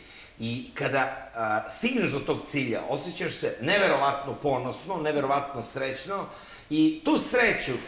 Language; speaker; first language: Serbian; native; Serbian